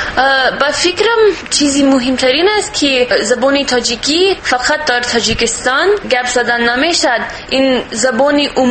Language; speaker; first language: Persian; non-native, learner; English